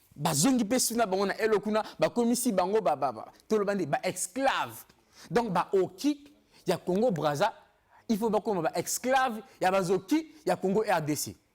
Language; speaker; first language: Lingala; native; Lingala